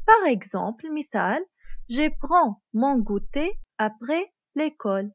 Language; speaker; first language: French; non-native, fluent; Arabic